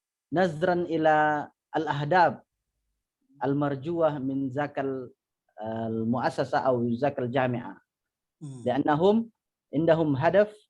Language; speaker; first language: Arabic; non-native, fluent; Indonesian